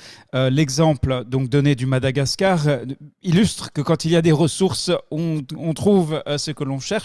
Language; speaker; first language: French; native; French